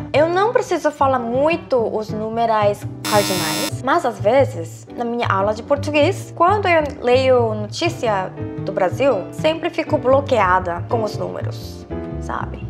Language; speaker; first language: Portuguese; non-native, fluent; Korean